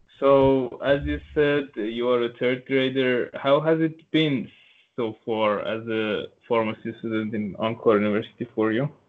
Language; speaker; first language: English; non-native, local second language; Turkish